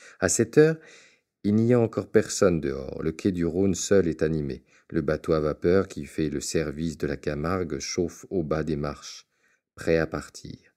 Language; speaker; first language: French; native; French